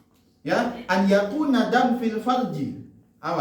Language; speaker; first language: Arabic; non-native, fluent; Indonesian